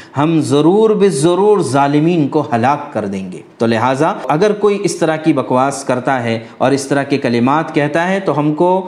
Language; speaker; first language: Urdu; native; Urdu